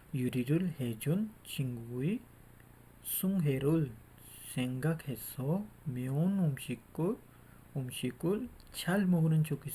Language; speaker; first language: Korean; non-native, fluent; Urdu